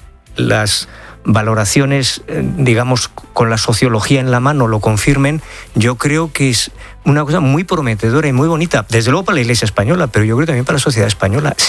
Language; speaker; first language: Spanish; native; Spanish